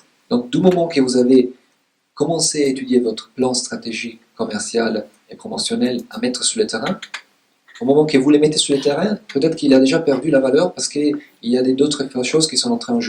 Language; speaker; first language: French; native; French